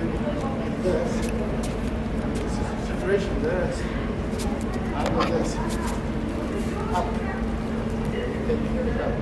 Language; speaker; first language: English; non-native, learner; Spanish